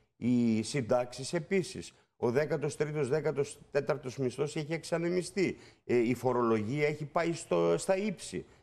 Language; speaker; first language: Greek; native; Greek